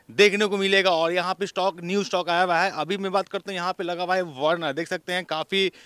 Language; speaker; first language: Hindi; native; Hindi